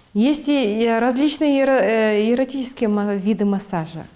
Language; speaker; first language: Russian; non-native, local second language; Kazakh